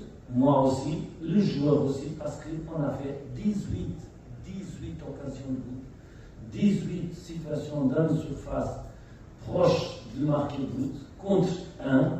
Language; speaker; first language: French; non-native, learner; Portuguese